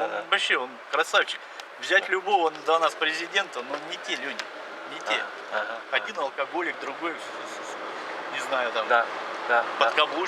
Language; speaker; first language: Russian; native; Russian